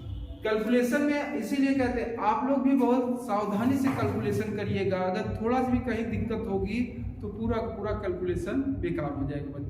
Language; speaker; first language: Hindi; native; Hindi